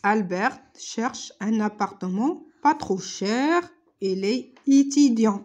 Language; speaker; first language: French; non-native, local second language; Arabic